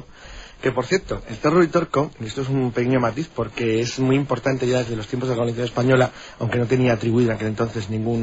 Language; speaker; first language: Spanish; native; Spanish